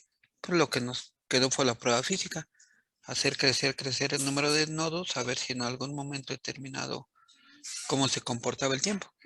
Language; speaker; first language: Spanish; native; Spanish